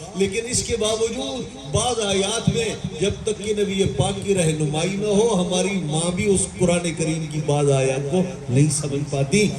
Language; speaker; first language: Urdu; non-native, local second language; Sindhi